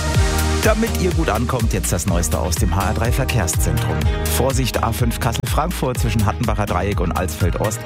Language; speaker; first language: German; native; German